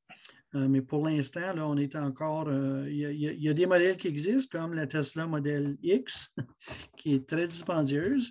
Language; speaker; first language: French; native; French